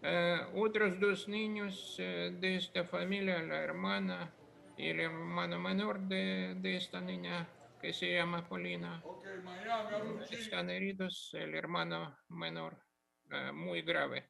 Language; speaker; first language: Spanish; non-native, fluent; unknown